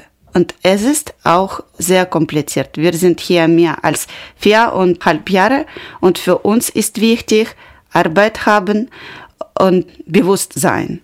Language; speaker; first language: German; non-native, learner; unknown